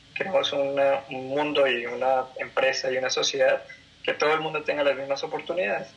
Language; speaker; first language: Spanish; native; Spanish